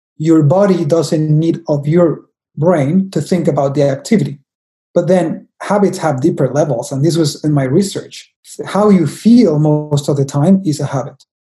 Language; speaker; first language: English; non-native, fluent; Spanish